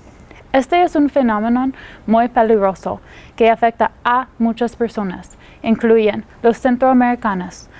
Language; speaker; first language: Spanish; non-native, learner; English